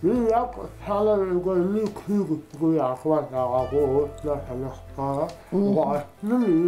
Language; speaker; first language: Mongolian; non-native, learner; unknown